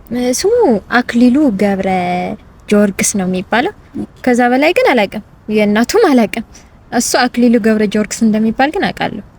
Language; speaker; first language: Amharic; non-native, local second language; Tigrinya